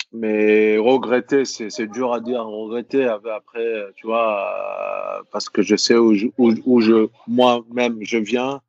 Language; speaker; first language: French; non-native, fluent; Greek